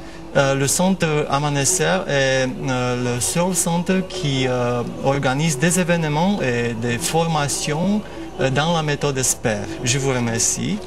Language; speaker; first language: French; non-native, fluent; Romanian